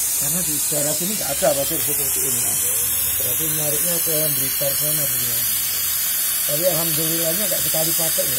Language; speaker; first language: Indonesian; non-native, local second language; Javanese